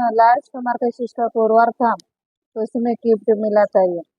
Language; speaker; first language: Hindi; non-native, local second language; Marathi